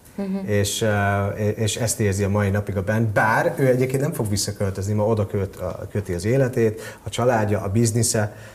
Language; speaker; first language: Hungarian; early bilingual, heritage; Hungarian